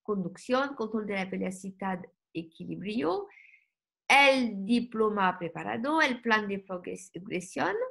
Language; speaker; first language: Spanish; non-native, learner; French